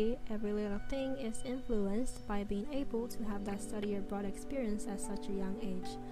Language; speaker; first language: English; non-native, fluent; Chinese